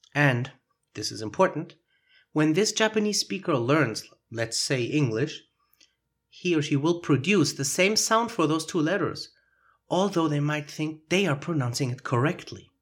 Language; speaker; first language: English; non-native, fluent; German